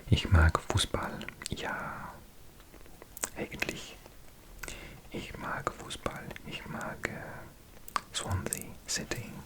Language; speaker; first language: German; non-native, learner; English